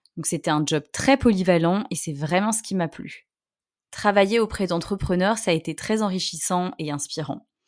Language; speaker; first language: French; native; French